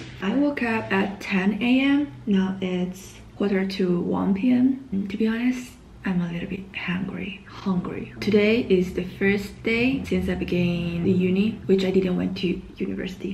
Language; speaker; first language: English; non-native, fluent; Chinese